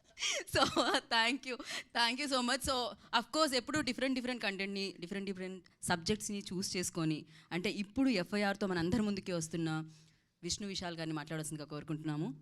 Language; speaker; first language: Telugu; native; Telugu